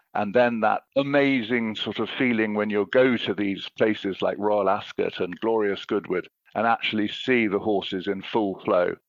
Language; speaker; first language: English; native; English